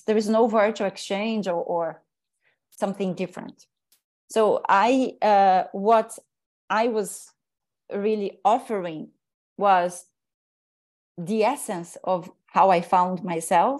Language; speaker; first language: English; non-native, fluent; Portuguese